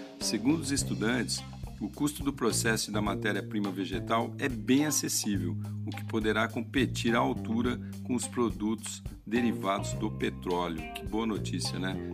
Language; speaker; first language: Portuguese; native; Portuguese